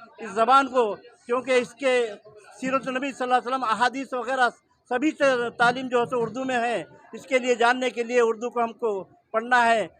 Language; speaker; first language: Urdu; native; Urdu